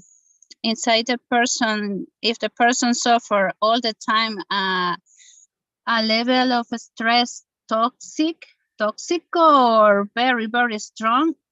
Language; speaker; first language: English; non-native, learner; Spanish